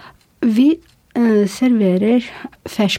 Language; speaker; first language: Norwegian; non-native, fluent; Russian